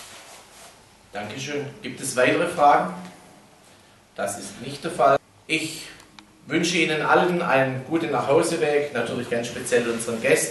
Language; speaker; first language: German; native; German